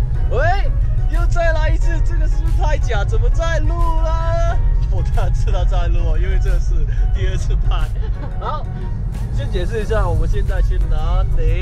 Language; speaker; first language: Chinese; non-native, local second language; Cantonese